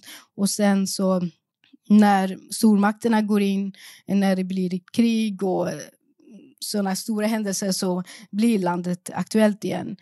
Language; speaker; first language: Swedish; early bilingual, other home language; Persian